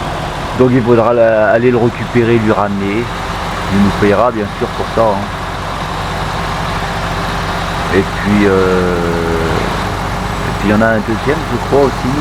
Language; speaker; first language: French; native; French